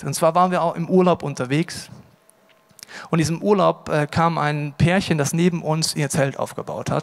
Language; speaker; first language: German; native; German